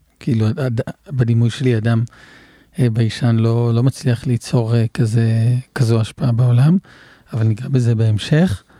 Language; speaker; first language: Hebrew; native; Hebrew